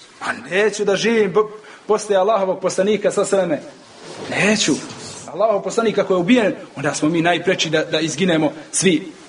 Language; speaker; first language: Bosnian; native; Bosnian